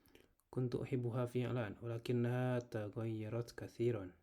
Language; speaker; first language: Arabic; non-native, learner; Indonesian